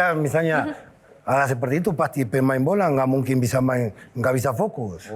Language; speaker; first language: Indonesian; non-native, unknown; Spanish